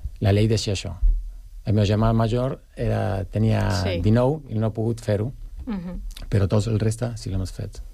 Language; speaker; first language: Catalan; non-native, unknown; Spanish